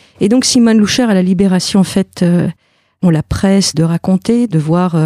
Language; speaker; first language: French; native; French